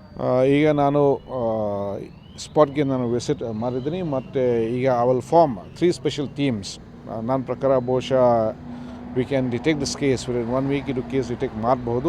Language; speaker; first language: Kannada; non-native, fluent; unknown